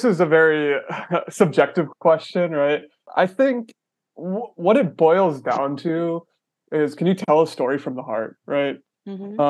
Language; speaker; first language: English; native; English